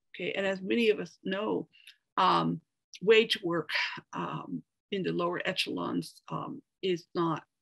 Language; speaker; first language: English; native; English